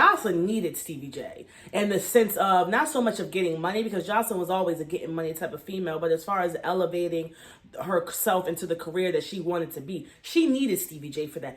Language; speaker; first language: English; native; English